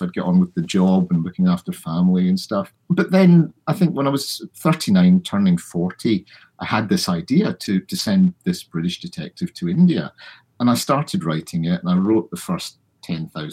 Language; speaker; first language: English; native; English